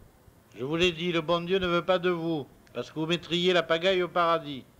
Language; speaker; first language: French; native; French